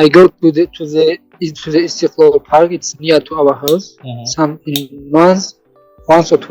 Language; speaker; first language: English; non-native, learner; Tajik